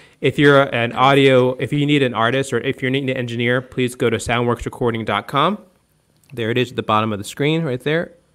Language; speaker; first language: English; native; English